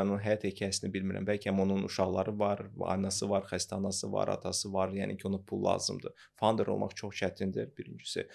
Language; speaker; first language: Azerbaijani; non-native, local second language; Russian